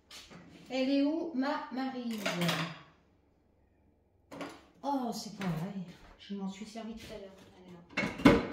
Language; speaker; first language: French; native; French